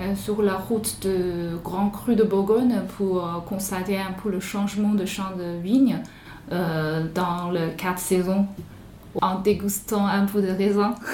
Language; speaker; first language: French; non-native, fluent; Chinese